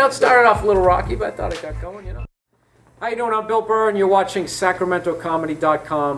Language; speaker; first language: English; native; English